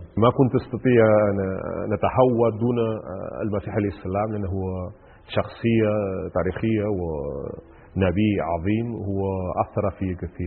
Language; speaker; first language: Arabic; non-native, fluent; Spanish